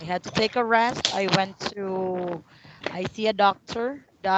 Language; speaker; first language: English; non-native, fluent; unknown